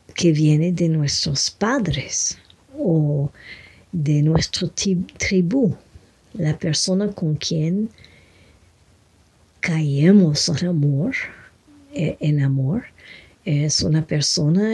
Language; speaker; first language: Spanish; non-native, fluent; French